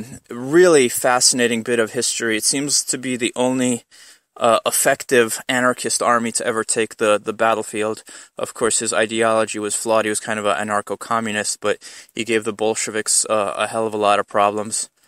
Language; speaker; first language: English; native; English